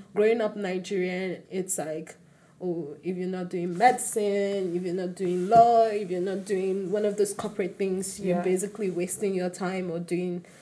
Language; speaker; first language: English; non-native, local second language; Yoruba